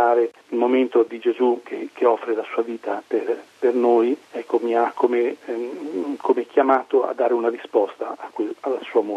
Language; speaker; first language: Italian; native; Italian